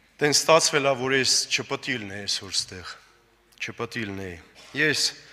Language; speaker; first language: Armenian; non-native, local second language; Russian